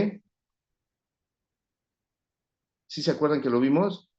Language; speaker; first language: Spanish; native; Spanish